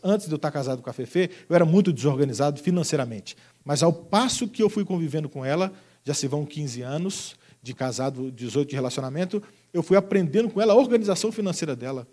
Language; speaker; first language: Portuguese; native; Portuguese